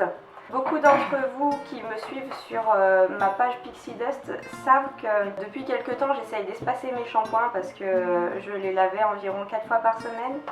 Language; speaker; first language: French; native; French